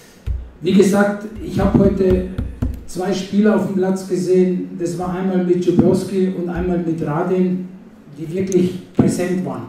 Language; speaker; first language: German; non-native, fluent; Italian